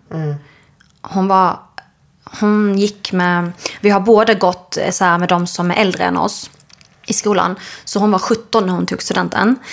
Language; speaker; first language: Swedish; early bilingual, other home language; Arabic